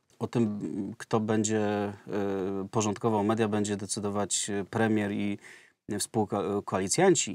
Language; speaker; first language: Polish; native; Polish